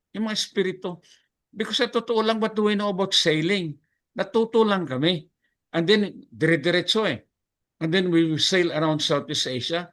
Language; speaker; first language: Filipino; non-native, local second language; Hiligaynon